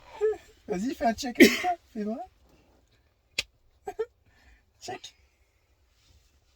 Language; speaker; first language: French; native; French